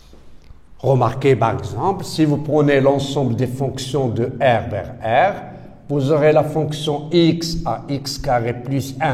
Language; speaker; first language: French; non-native, local second language; Arabic